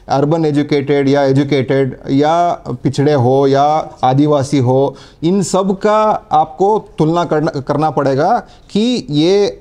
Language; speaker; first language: Hindi; non-native, local second language; Kannada